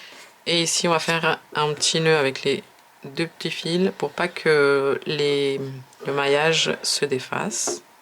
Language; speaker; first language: French; native; French